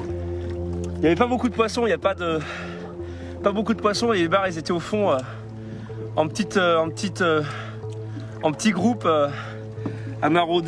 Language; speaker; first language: French; native; French